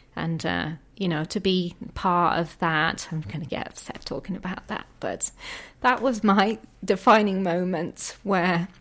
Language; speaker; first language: English; native; English